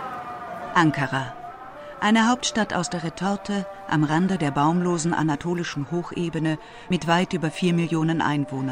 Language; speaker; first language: German; native; German